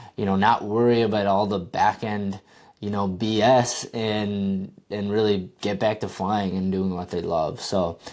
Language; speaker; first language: English; native; English